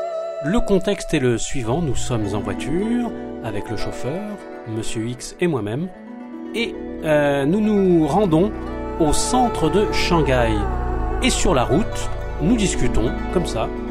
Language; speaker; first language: French; native; French